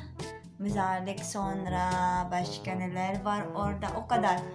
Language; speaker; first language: Turkish; non-native, learner; Filipino